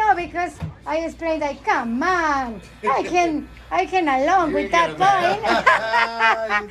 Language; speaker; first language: English; non-native, learner; Spanish